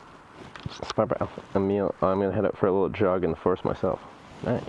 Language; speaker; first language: English; native; English